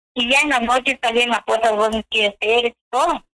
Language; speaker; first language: Spanish; native; Spanish